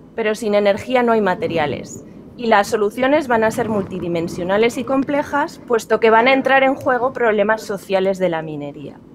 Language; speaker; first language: Spanish; native; Spanish